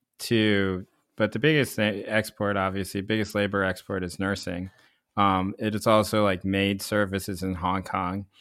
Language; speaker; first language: English; early bilingual, other home language; Korean